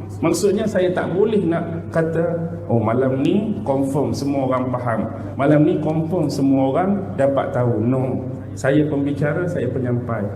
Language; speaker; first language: Malay; native; Malay